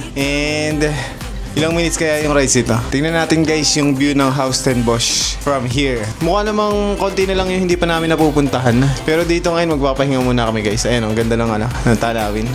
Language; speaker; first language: Filipino; native; Filipino